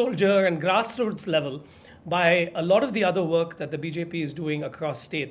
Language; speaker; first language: English; non-native, local second language; Tamil